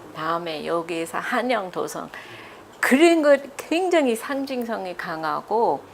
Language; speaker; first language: Korean; non-native, fluent; English